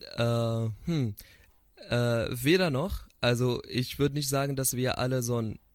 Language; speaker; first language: German; non-native, fluent; Arabic